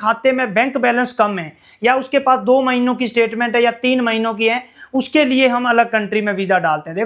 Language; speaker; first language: Hindi; native; Hindi